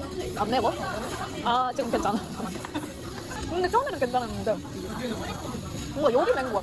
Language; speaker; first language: Korean; non-native, learner; Japanese